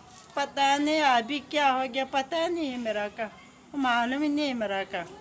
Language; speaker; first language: Hindi; non-native, learner; Tibetan